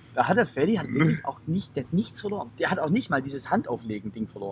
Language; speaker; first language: German; native; German